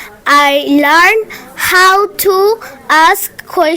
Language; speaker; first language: English; non-native, learner; Bangla